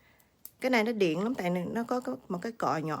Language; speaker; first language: Vietnamese; early bilingual, heritage; Vietnamese